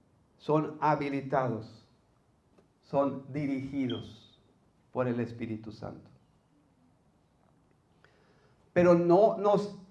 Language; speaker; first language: Spanish; native; Spanish